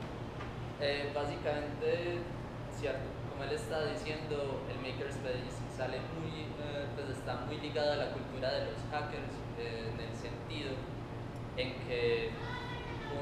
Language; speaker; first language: Spanish; native; Spanish